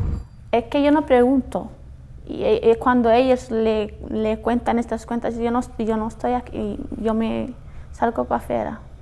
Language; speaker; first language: Spanish; non-native, learner; Arabic